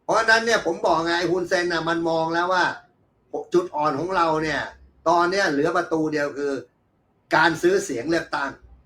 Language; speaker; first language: Thai; native; Thai